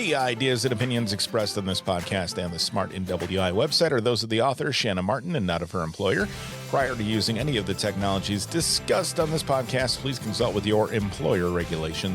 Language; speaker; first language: English; native; English